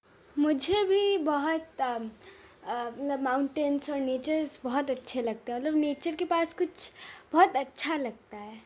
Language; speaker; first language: Hindi; native; Hindi